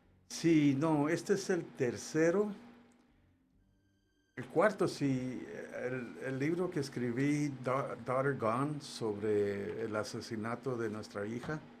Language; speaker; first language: Spanish; early bilingual, heritage; Spanish